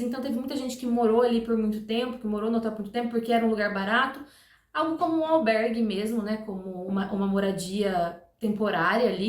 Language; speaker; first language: Portuguese; native; Portuguese